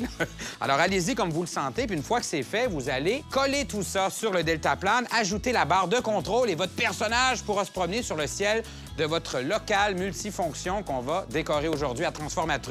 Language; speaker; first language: French; native; French